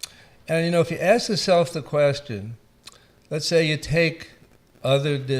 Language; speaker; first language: English; native; English